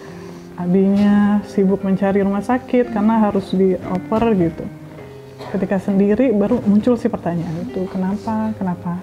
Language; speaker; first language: Indonesian; native; Indonesian